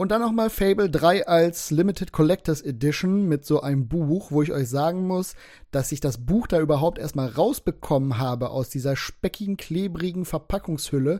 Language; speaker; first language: German; native; German